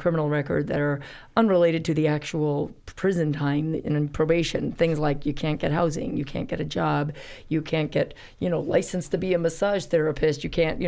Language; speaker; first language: English; native; English